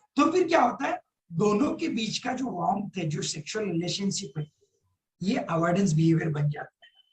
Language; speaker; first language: Hindi; non-native, local second language; Marathi